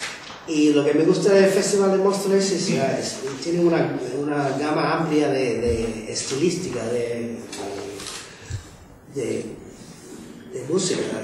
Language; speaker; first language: Spanish; non-native, fluent; English